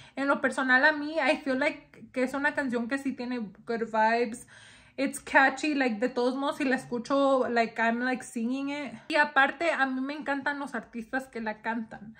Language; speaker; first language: Spanish; early bilingual, heritage; Spanish